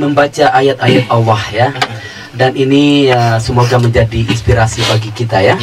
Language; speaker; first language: Indonesian; native; Indonesian